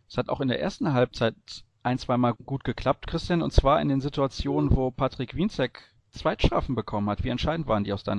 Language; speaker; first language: German; native; German